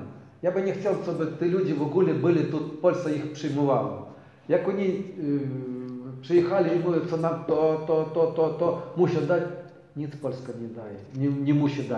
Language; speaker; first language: Polish; non-native, learner; Ukrainian